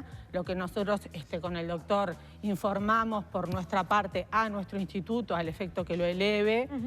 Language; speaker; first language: Spanish; native; Spanish